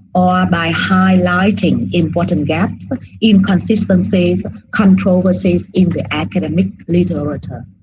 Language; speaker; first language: English; non-native, fluent; Vietnamese